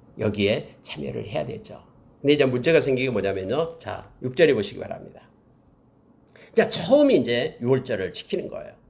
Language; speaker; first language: Korean; native; Korean